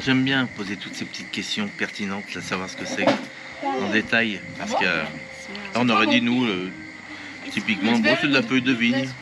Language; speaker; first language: French; native; French